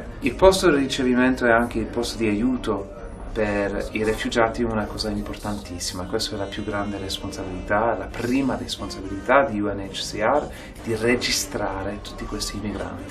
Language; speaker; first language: Italian; non-native, fluent; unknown